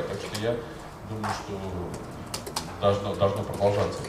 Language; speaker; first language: Russian; native; Russian